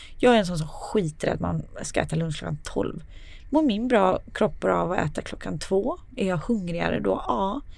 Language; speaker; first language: Swedish; early bilingual, other home language; Serbian